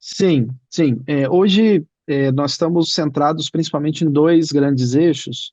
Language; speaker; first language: Portuguese; native; Portuguese